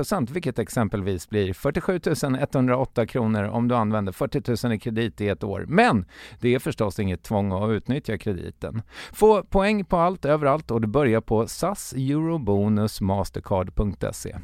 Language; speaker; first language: Swedish; native; Swedish